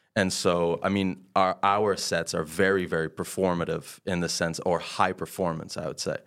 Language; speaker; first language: English; non-native, fluent; French